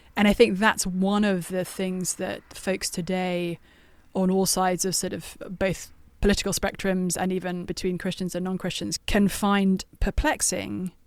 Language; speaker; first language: English; native; English